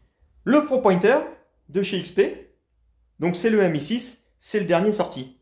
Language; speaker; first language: French; native; French